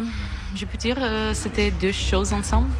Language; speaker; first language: French; non-native, learner; Russian